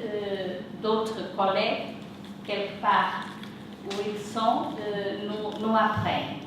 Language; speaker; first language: French; non-native, fluent; Portuguese